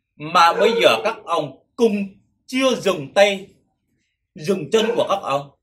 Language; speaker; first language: Vietnamese; non-native, local second language; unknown